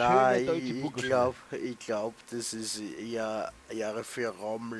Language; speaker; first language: German; native; German